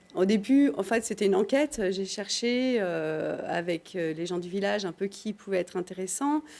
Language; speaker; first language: French; native; French